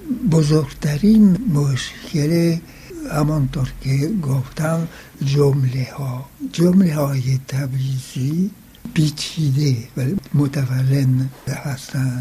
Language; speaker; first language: Persian; non-native, fluent; French